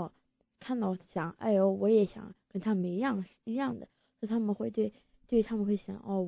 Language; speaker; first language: Chinese; early bilingual, heritage; Chinese